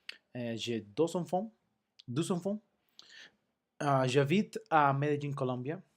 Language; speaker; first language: French; non-native, learner; Spanish